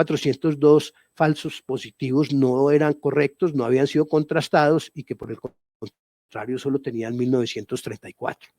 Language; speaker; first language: Spanish; native; Spanish